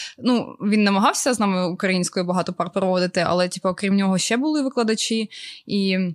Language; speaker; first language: Ukrainian; native; Ukrainian